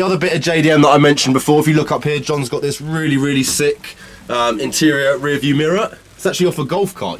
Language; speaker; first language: English; native; English